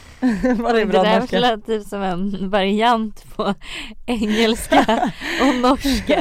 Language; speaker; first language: Swedish; native; Swedish